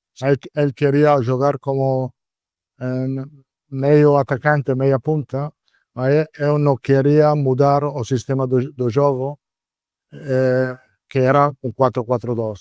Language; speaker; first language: Portuguese; non-native, learner; Italian